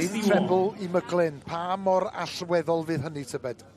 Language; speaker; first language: Welsh; native; Welsh